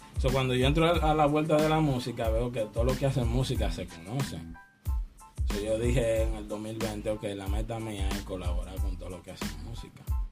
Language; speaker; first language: Spanish; native; Spanish